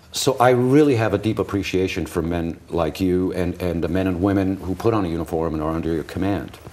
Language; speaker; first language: English; early bilingual, other home language; Armenian